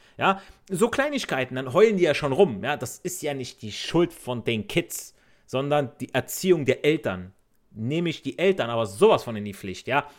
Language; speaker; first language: German; native; German